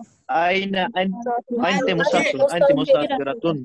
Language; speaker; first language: Arabic; non-native, learner; Urdu